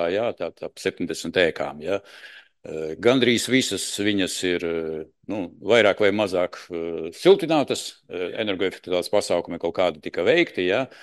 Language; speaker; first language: Latvian; non-native, local second language; Russian